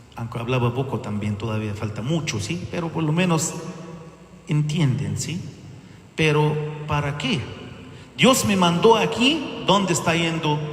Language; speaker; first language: Spanish; non-native, learner; Arabic